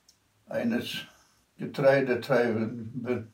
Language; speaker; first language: German; non-native, fluent; Polish